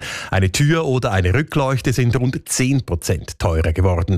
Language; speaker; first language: German; native; German